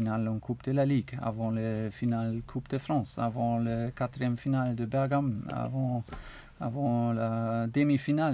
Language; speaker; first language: French; non-native, learner; German